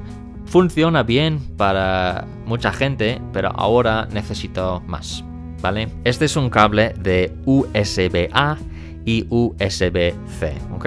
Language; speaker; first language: Spanish; non-native, fluent; English